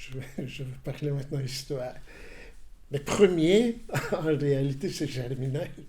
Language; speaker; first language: French; non-native, learner; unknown